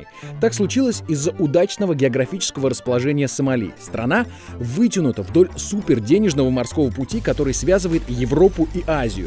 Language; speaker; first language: Russian; native; Russian